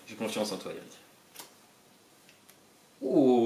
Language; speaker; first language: French; native; French